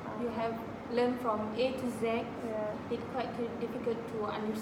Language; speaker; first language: English; non-native, local second language; Malay